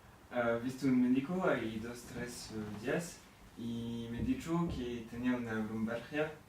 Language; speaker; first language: Spanish; non-native, learner; French